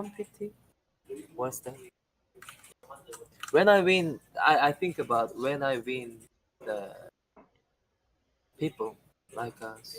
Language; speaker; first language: English; non-native, learner; Korean